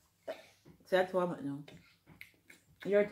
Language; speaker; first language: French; non-native, learner; English